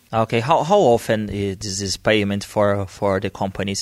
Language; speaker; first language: English; non-native, learner; Portuguese